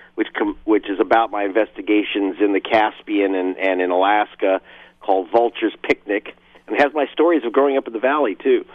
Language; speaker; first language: English; native; English